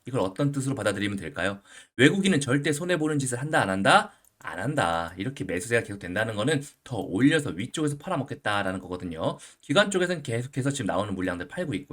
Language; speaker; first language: Korean; native; Korean